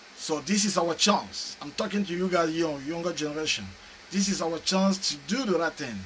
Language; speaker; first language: English; non-native, local second language; French